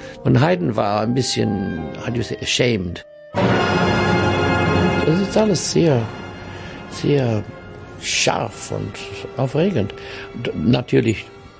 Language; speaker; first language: German; non-native, learner; English